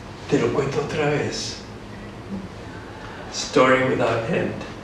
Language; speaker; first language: Spanish; early bilingual, heritage; Spanish